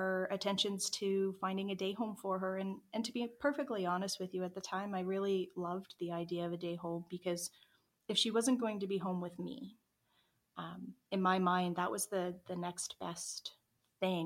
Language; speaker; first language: English; native; English